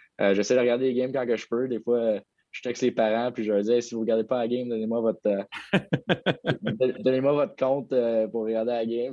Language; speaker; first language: French; native; French